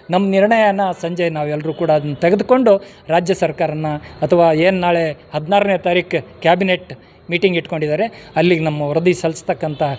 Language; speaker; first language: Kannada; non-native, local second language; Lambadi